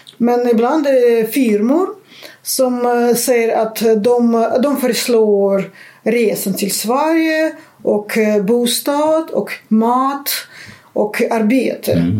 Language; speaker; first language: Swedish; non-native, fluent; Russian